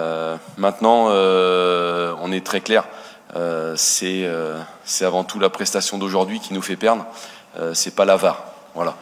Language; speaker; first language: French; native; French